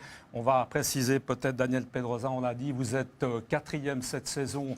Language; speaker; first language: French; native; French